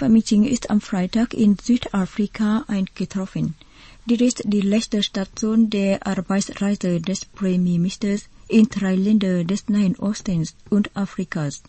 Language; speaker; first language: German; non-native, fluent; Vietnamese